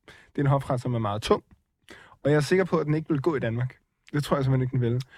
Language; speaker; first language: Danish; native; Danish